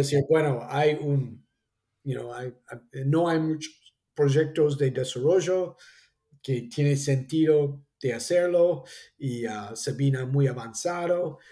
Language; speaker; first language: Spanish; non-native, fluent; English